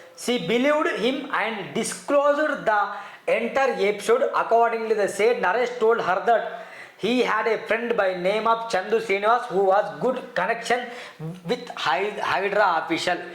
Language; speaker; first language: English; non-native, local second language; Telugu